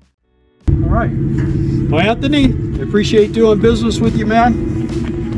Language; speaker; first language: English; native; English